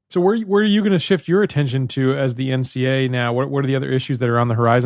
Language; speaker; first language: English; native; English